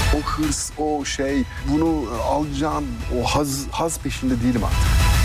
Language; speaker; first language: Turkish; early bilingual, heritage; Turkish